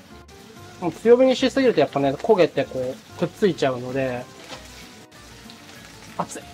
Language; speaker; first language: Japanese; native; Japanese